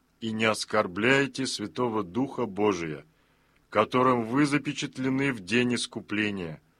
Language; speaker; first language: Russian; native; Russian